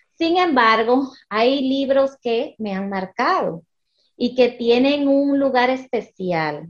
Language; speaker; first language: Spanish; early bilingual, heritage; Spanish